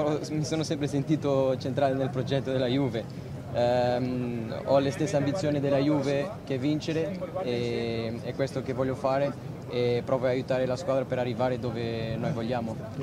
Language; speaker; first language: Italian; non-native, fluent; Portuguese